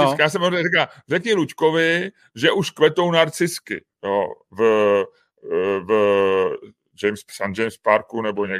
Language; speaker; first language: Czech; native; Czech